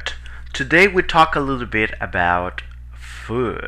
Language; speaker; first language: English; non-native, fluent; Spanish